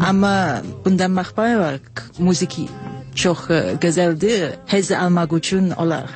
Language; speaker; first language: Azerbaijani; non-native, learner; English